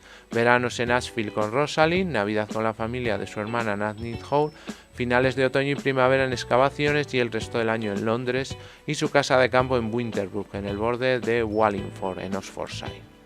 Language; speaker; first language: Spanish; native; Spanish